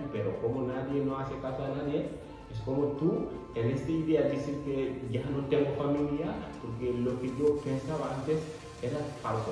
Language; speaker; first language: Spanish; non-native, learner; Fula